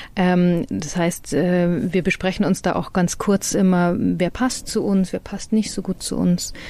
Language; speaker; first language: German; native; German